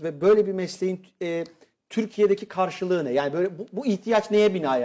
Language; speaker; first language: Turkish; native; Turkish